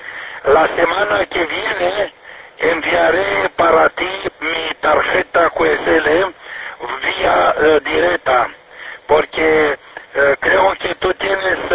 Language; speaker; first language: Spanish; non-native, learner; Romanian